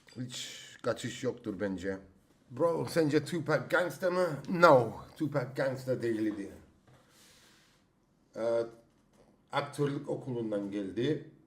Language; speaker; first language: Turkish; early bilingual, heritage; English